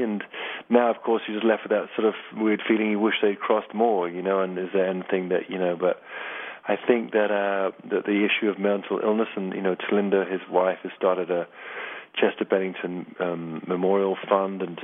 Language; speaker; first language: English; native; English